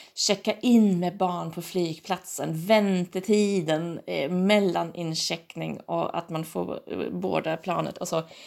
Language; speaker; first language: Swedish; non-native, fluent; German